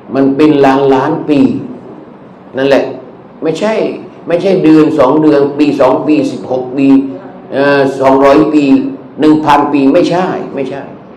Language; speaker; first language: Thai; non-native, local second language; Malay